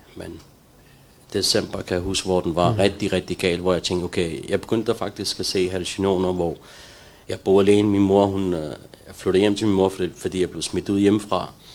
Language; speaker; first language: Danish; early bilingual, other home language; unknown